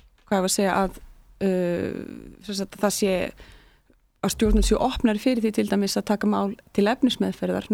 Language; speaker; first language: Icelandic; native; Icelandic